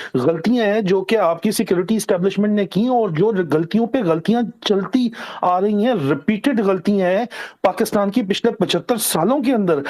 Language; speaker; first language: Urdu; non-native, local second language; Punjabi